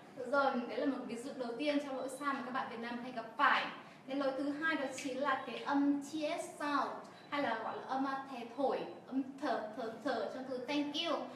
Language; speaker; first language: Vietnamese; native; Vietnamese